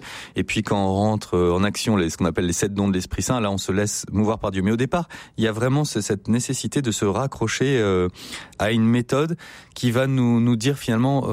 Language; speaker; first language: French; native; French